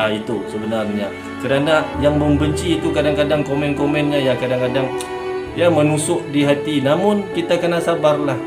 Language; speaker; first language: Malay; native; Malay